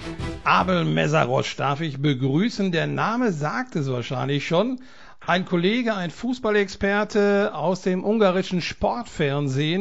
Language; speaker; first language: German; native; German